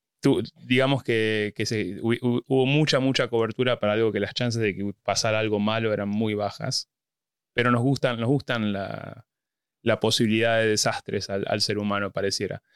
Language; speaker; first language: Spanish; native; Spanish